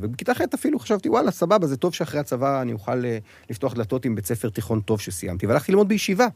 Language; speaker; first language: Hebrew; native; Hebrew